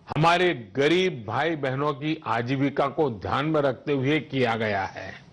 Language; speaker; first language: Hindi; non-native, local second language; Gujarati